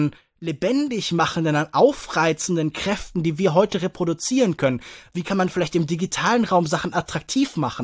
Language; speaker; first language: German; native; German